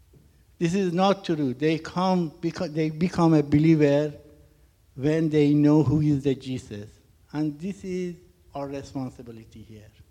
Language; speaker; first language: English; non-native, learner; Persian